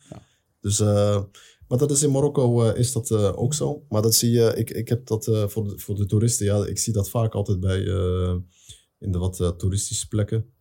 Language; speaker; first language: Dutch; early bilingual, other home language; Arabic